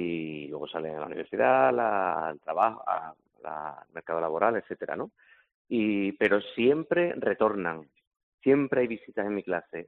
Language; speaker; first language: Spanish; native; Spanish